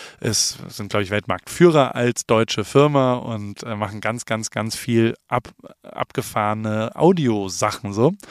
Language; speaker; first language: German; native; German